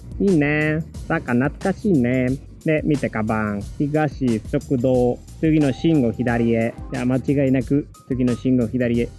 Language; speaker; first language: Japanese; non-native, fluent; Spanish